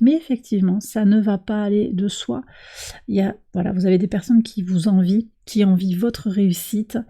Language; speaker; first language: French; native; French